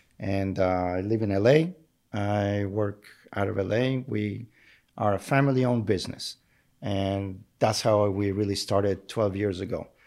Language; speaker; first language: English; non-native, fluent; Spanish